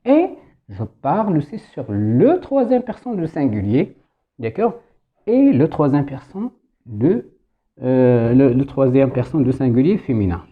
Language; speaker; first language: French; non-native, local second language; Arabic